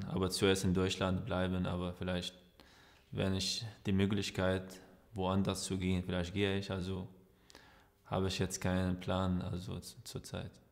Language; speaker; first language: German; non-native, fluent; Arabic